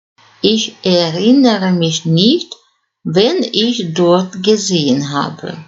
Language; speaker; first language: German; non-native, fluent; Russian